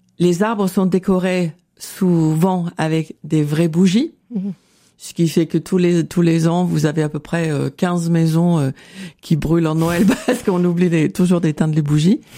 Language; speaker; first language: French; non-native, fluent; Danish